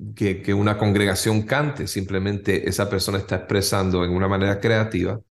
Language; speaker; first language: Spanish; native; Spanish